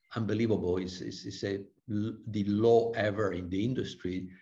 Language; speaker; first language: English; non-native, fluent; Italian